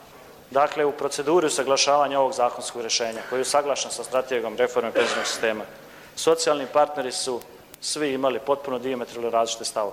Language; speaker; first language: Croatian; native; Croatian